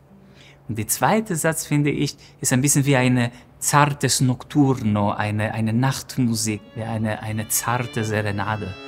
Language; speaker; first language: German; non-native, fluent; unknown